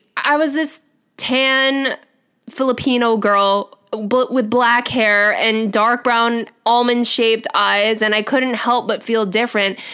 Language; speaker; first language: English; native; English